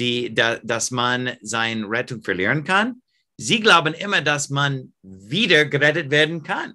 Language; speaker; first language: German; non-native, fluent; English